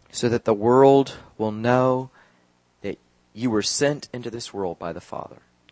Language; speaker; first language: English; native; English